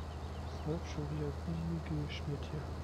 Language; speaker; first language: German; native; German